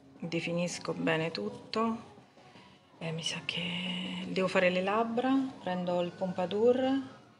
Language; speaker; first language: Italian; native; Italian